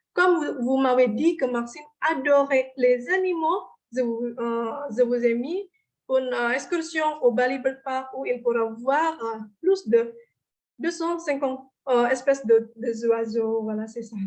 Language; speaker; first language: French; non-native, fluent; Indonesian